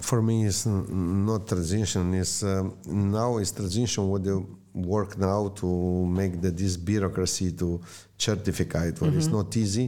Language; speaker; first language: English; non-native, learner; Slovenian